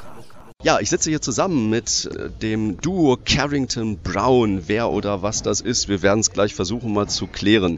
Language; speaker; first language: German; native; German